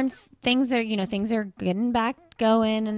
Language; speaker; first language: English; native; English